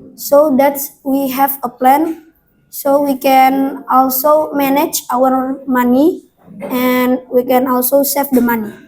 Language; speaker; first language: English; non-native, learner; Indonesian